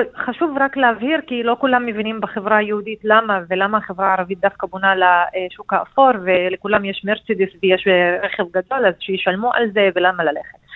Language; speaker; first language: Hebrew; non-native, local second language; Arabic